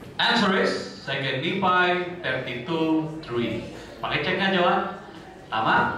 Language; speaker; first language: Filipino; native; Filipino